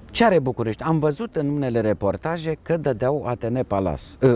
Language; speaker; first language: Romanian; native; Romanian